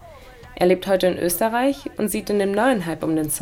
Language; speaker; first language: German; native; German